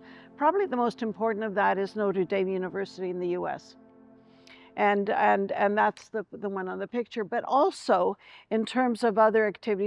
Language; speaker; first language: English; early bilingual, other home language; Ukrainian